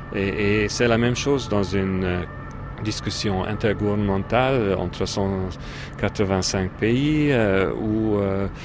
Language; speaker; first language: French; non-native, fluent; Hungarian